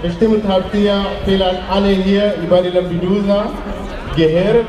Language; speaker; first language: German; non-native, learner; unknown